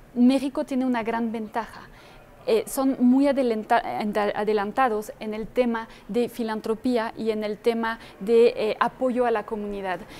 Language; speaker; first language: Spanish; non-native, fluent; French